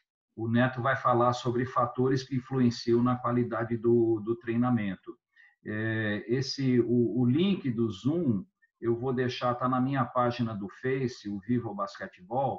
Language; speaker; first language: Portuguese; native; Portuguese